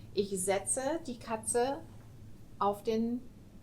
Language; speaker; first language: German; non-native, fluent; English